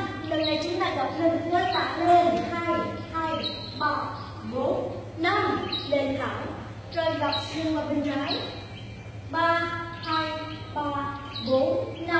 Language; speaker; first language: Vietnamese; native; Vietnamese